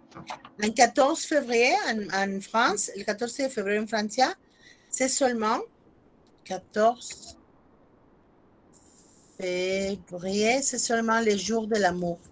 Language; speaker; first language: French; non-native, fluent; Spanish